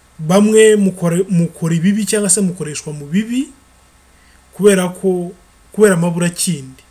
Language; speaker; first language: Kinyarwanda; early bilingual, heritage; Kinyarwanda